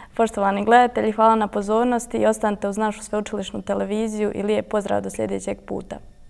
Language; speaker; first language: Croatian; native; Croatian